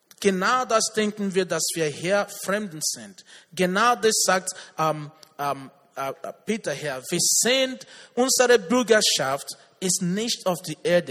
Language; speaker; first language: German; non-native, learner; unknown